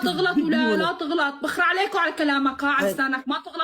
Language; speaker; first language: Arabic; native; Arabic